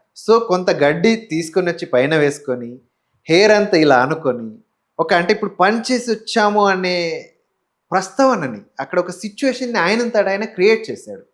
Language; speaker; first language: Telugu; native; Telugu